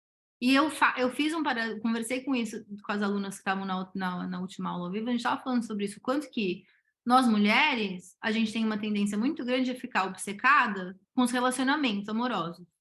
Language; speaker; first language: Portuguese; native; Portuguese